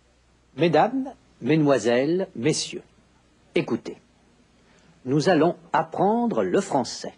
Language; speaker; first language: French; native; French